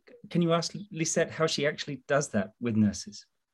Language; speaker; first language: English; native; English